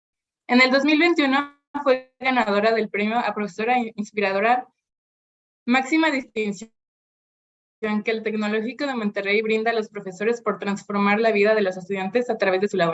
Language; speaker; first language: Spanish; native; Spanish